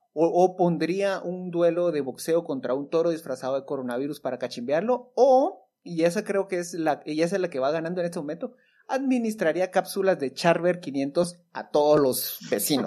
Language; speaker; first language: Spanish; native; Spanish